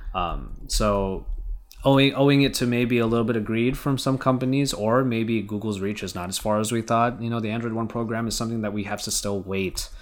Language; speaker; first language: English; early bilingual, other home language; Filipino